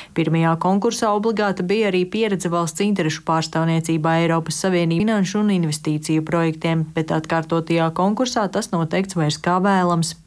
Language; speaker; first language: Latvian; native; Latvian